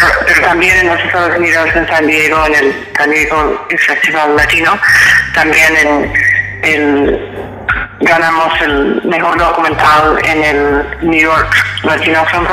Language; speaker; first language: Spanish; non-native, fluent; English